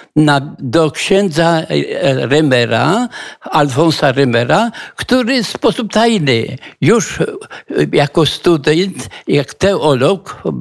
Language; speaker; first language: Polish; native; Polish